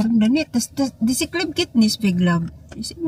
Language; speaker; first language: German; non-native, learner; Filipino